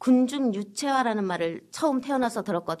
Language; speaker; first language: Korean; native; Korean